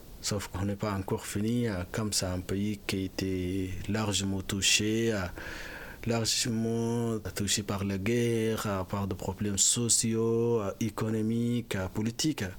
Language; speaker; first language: French; non-native, fluent; Arabic